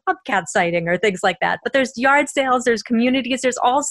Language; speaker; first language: English; native; English